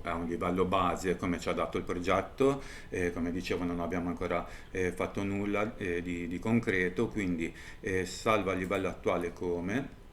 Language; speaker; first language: Italian; native; Italian